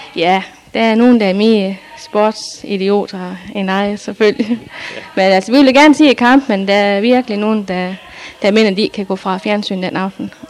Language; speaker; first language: Danish; native; Danish